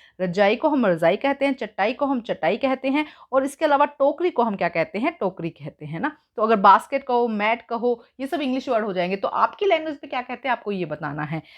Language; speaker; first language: Hindi; native; Hindi